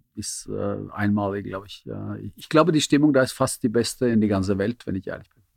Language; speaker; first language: German; non-native, fluent; Norwegian